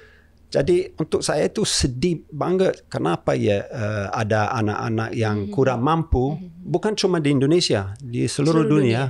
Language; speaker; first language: Indonesian; non-native, fluent; English